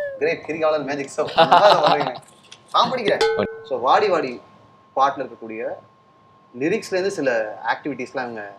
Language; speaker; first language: Tamil; native; Tamil